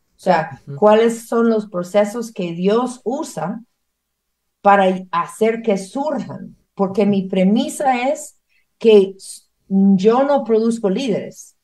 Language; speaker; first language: Spanish; non-native, fluent; English